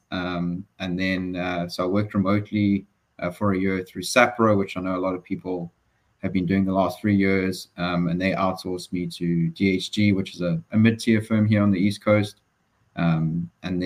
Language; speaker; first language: English; native; English